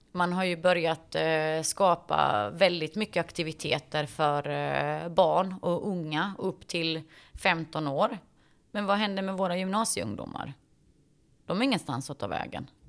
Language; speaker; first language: Swedish; early bilingual, other home language; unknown